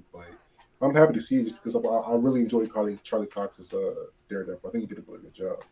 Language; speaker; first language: English; native; English